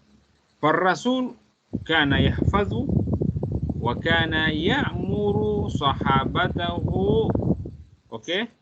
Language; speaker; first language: Arabic; non-native, fluent; Malay